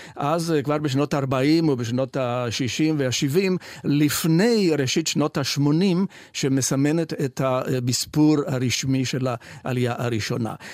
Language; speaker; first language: Hebrew; non-native, fluent; Italian